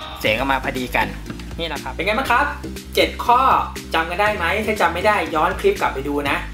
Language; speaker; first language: Thai; native; Thai